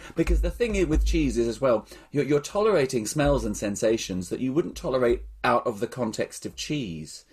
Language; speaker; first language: English; native; English